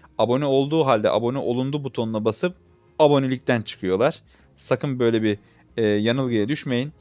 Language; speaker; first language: Turkish; native; Turkish